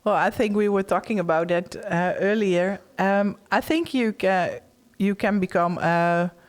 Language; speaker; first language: English; non-native, fluent; Western Frisian